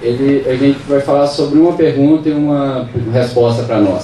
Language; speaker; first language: Portuguese; native; Portuguese